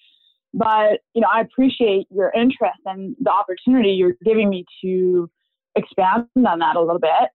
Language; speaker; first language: English; non-native, fluent; German